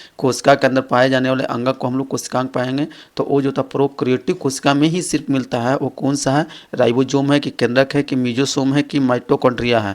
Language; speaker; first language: Hindi; native; Hindi